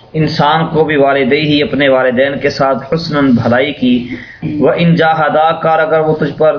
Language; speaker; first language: Urdu; non-native, local second language; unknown